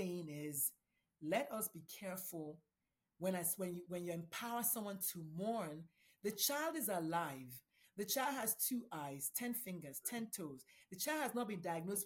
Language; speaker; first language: English; non-native, local second language; Igbo